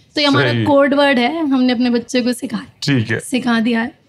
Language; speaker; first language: Hindi; native; Hindi